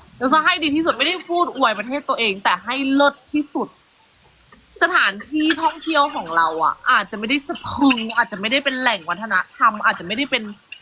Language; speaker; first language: Thai; native; Thai